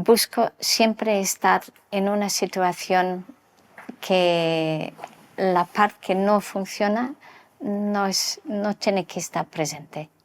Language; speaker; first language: Spanish; non-native, local second language; English